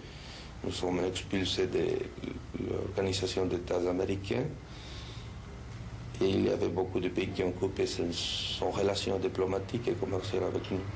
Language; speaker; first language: French; non-native, fluent; Spanish